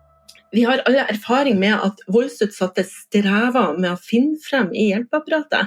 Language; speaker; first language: Norwegian; native; Norwegian